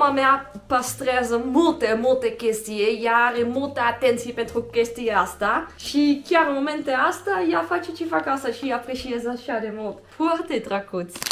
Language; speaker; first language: Romanian; non-native, learner; Dutch